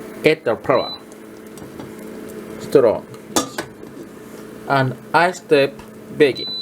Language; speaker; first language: English; non-native, learner; Japanese